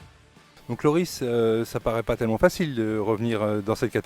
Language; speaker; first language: French; native; French